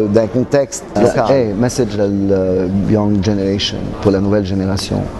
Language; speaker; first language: French; non-native, local second language; Arabic